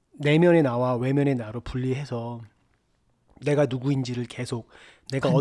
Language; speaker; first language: Korean; native; Korean